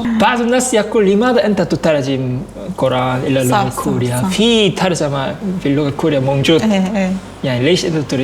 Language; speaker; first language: Arabic; non-native, fluent; Korean